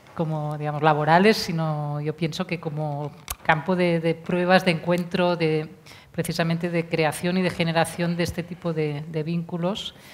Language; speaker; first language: Spanish; non-native, local second language; Catalan